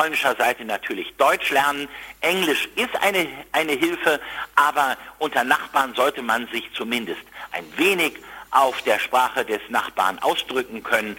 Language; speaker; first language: German; native; German